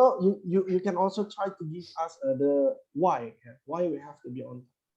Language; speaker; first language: English; non-native, fluent; Indonesian